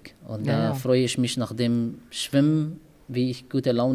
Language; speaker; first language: German; non-native, learner; Arabic